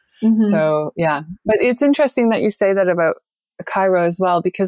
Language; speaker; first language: English; native; English